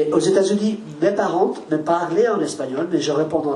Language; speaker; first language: French; non-native, learner; Spanish